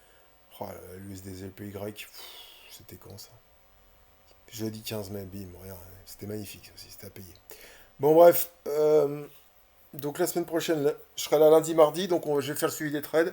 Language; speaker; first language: French; native; French